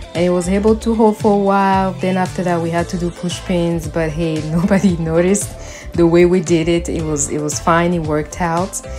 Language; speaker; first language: English; non-native, fluent; French